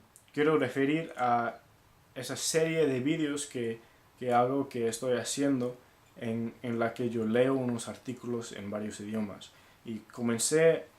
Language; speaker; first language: Spanish; non-native, fluent; English